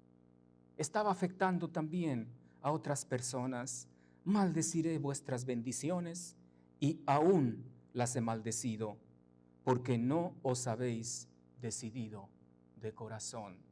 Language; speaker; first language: Spanish; native; Spanish